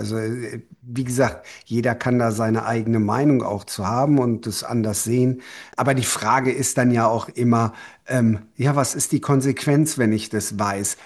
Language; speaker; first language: German; native; German